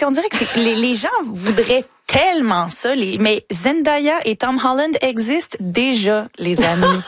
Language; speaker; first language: French; native; French